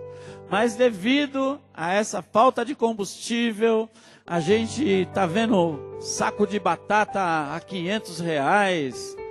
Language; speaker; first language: Portuguese; native; Portuguese